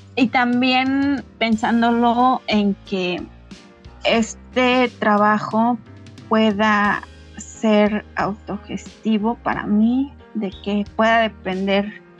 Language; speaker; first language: Spanish; non-native, local second language; Nahuatl languages